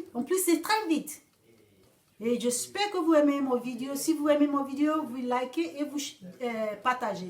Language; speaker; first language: French; non-native, fluent; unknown